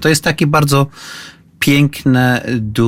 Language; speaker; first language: Polish; non-native, fluent; Arabic